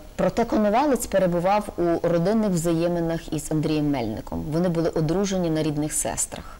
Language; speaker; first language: Ukrainian; native; Ukrainian